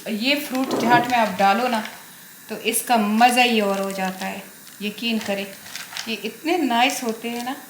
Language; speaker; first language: Urdu; non-native, local second language; Pashto